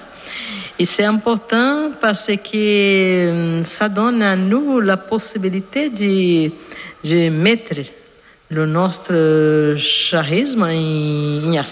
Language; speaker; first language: French; non-native, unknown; Portuguese